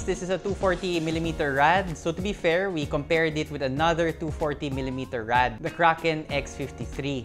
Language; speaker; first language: English; non-native, local second language; Filipino